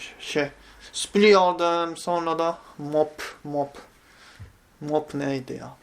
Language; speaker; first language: Turkish; non-native, fluent; Japanese